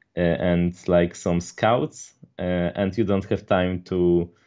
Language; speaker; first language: English; non-native, fluent; Polish